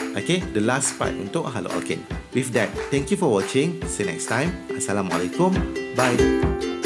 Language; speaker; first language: English; non-native, local second language; Malay